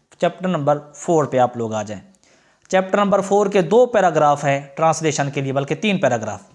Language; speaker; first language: Urdu; non-native, local second language; Punjabi